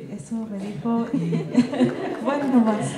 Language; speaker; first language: Spanish; non-native, learner; Japanese